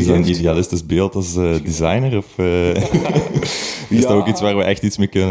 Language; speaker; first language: Dutch; native; Dutch